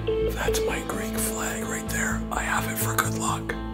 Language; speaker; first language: English; early bilingual, other home language; Greek